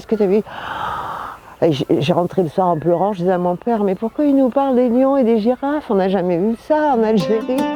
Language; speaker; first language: French; native; French